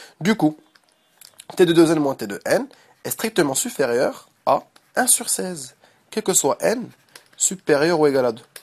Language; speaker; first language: French; non-native, local second language; Arabic